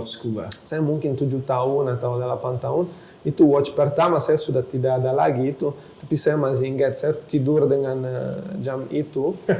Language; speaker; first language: Indonesian; non-native, fluent; Italian